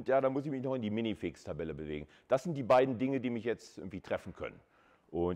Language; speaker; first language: German; native; German